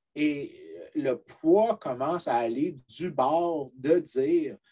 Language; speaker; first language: French; native; French